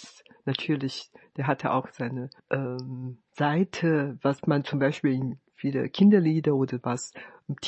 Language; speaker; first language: German; non-native, fluent; Chinese